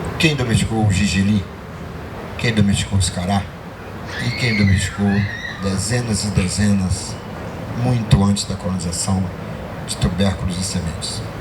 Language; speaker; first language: Portuguese; non-native, local second language; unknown